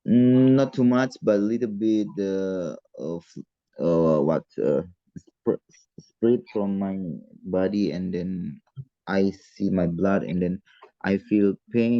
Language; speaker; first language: English; non-native, learner; Indonesian